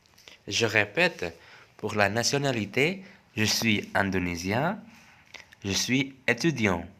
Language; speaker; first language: French; non-native, fluent; Indonesian